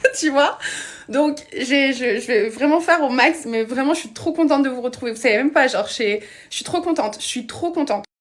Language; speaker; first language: French; native; French